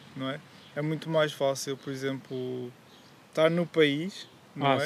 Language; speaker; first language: Portuguese; native; Portuguese